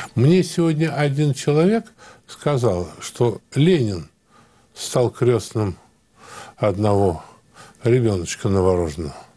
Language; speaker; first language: Russian; native; Russian